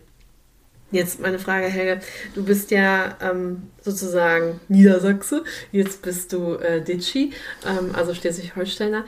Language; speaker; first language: German; native; German